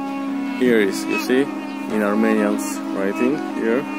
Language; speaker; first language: English; non-native, learner; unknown